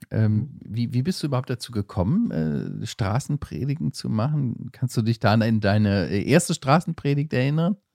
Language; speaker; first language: German; native; German